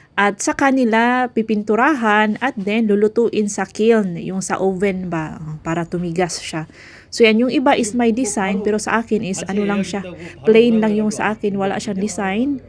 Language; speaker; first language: Filipino; non-native, local second language; Cebuano